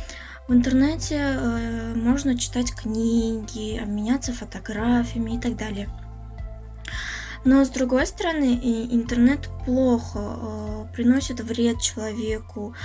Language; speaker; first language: Russian; non-native, local second language; Kazakh